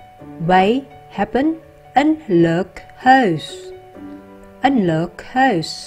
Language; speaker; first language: Dutch; non-native, fluent; Vietnamese